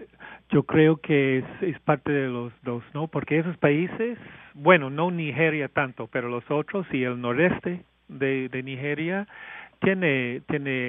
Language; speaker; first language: Spanish; non-native, fluent; English